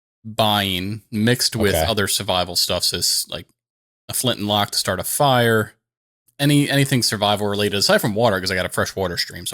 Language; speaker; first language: English; native; English